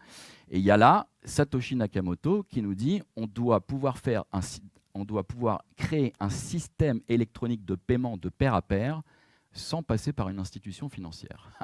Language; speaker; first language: French; native; French